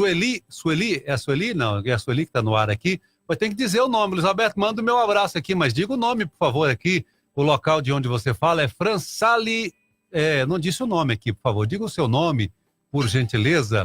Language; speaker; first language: Portuguese; native; Portuguese